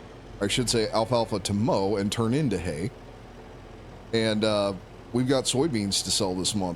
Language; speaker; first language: English; native; English